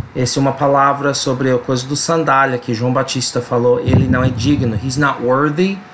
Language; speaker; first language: Portuguese; non-native, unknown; English